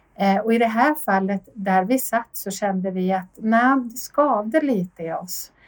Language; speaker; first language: Swedish; native; Swedish